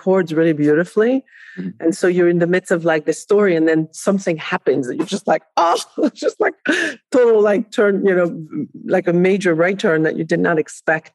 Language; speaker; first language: English; non-native, fluent; Spanish